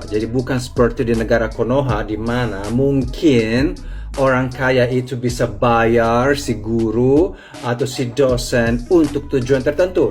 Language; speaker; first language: Indonesian; non-native, fluent; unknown